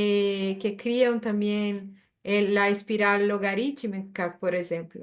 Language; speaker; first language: Spanish; non-native, learner; Portuguese